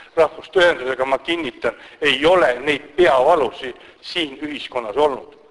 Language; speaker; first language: Estonian; non-native, local second language; Russian